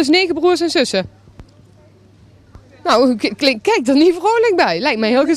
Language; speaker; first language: Dutch; native; Dutch